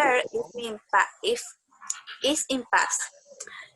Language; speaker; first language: English; non-native, learner; Spanish